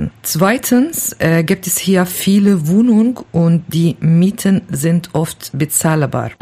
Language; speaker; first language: German; non-native, learner; Kurdish